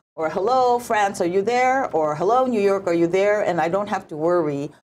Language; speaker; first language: English; early bilingual, other home language; Japanese